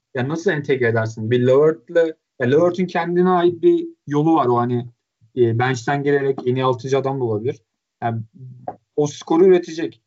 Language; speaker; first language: Turkish; native; Turkish